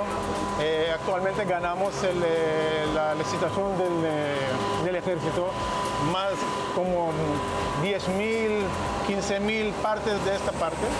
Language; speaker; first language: Spanish; non-native, learner; Hebrew